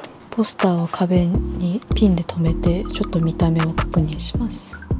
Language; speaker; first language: Japanese; early bilingual, other home language; English